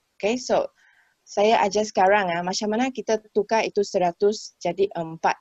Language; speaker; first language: Malay; non-native, local second language; Chinese